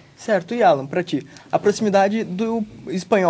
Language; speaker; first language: Portuguese; native; Portuguese